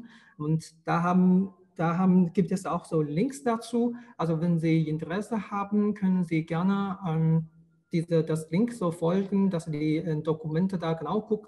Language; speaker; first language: German; non-native, fluent; Chinese